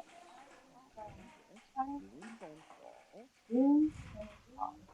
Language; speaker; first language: English; non-native, learner; Chinese